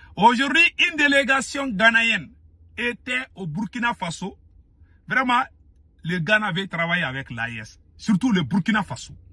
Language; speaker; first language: French; non-native, local second language; Bambara